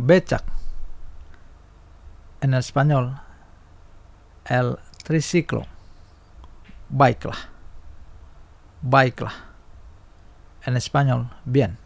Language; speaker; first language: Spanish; non-native, fluent; Indonesian